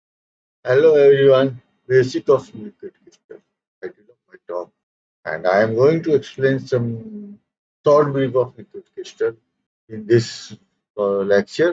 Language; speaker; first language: English; non-native, local second language; Hindi